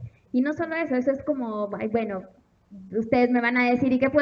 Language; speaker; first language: Spanish; native; Spanish